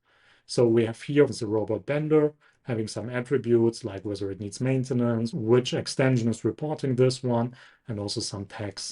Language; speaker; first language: English; non-native, fluent; German